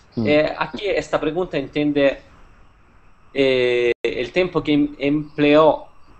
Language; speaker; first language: Spanish; non-native, fluent; Italian